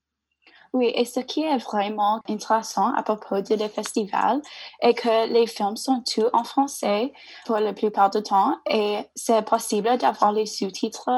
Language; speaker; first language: French; non-native, learner; English